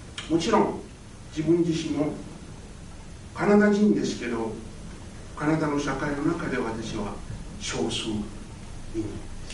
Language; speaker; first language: Japanese; non-native, fluent; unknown